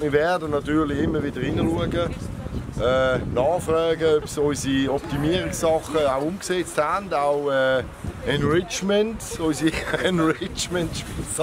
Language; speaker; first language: German; native; German